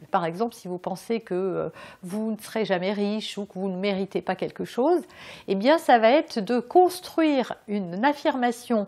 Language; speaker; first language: French; native; French